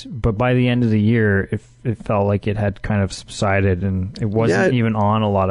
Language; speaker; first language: English; native; English